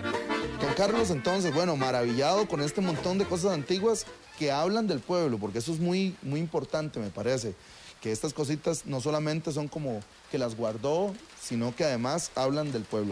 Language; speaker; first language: Spanish; native; Spanish